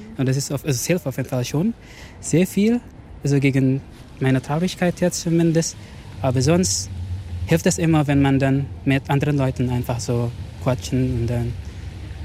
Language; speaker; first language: German; non-native, fluent; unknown